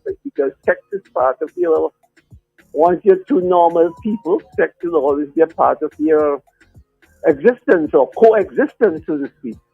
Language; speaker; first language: English; native; English